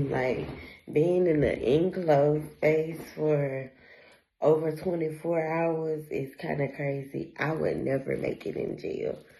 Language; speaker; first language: English; native; English